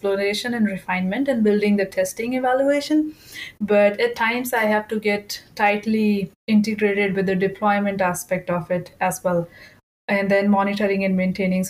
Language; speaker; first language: English; non-native, local second language; Hindi